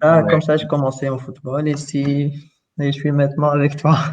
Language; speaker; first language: French; non-native, local second language; Arabic